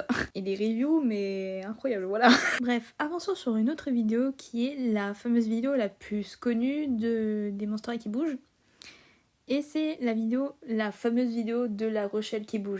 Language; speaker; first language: French; native; French